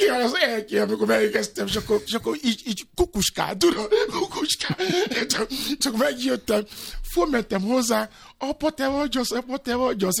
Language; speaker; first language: Hungarian; non-native, fluent; Yoruba